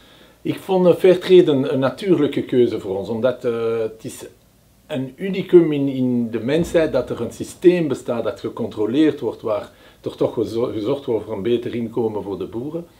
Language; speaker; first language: Dutch; native; Dutch